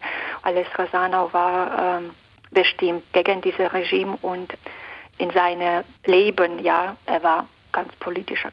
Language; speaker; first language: German; non-native, fluent; Belarusian